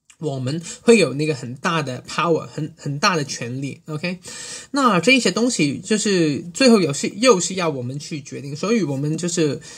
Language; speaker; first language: Chinese; non-native, local second language; Cantonese